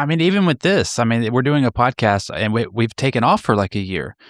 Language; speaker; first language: English; native; English